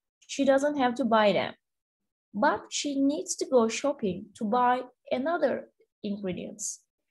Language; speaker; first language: English; non-native, fluent; Turkish